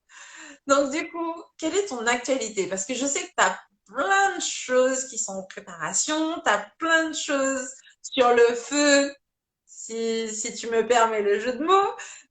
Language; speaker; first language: French; native; French